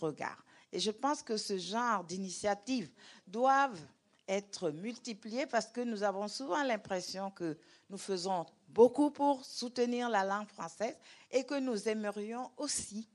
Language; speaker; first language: French; non-native, local second language; Wolof